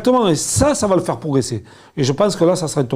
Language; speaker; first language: French; native; French